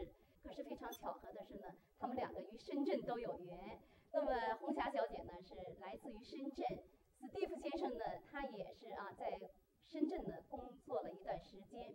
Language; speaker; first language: Chinese; native; Chinese